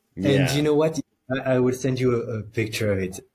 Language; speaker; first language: English; non-native, fluent; French